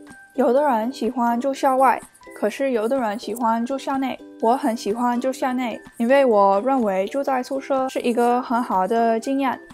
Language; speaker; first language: Chinese; non-native, learner; English